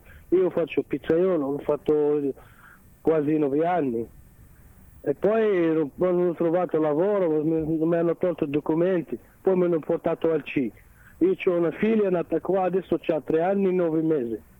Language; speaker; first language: Italian; non-native, learner; Arabic